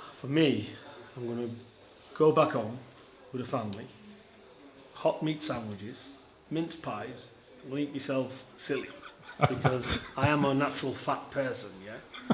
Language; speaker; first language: English; native; English